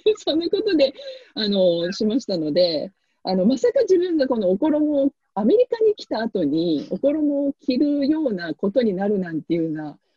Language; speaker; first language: Japanese; native; Japanese